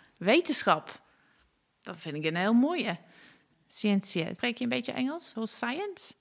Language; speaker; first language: Dutch; non-native, fluent; English